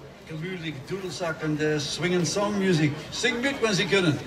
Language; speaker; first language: German; non-native, learner; English